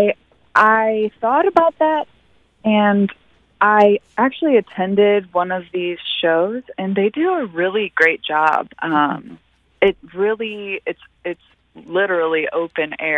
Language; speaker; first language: English; native; English